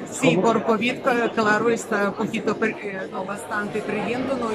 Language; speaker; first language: Spanish; non-native, learner; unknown